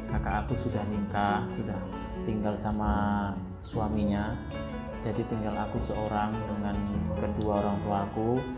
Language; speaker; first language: Indonesian; native; Indonesian